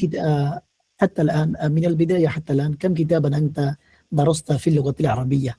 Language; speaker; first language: Arabic; non-native, learner; Bangla